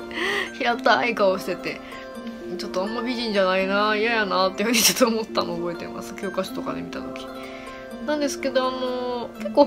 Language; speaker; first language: Japanese; native; Japanese